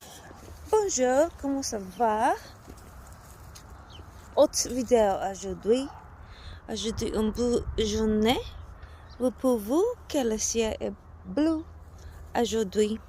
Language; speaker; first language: French; non-native, learner; Spanish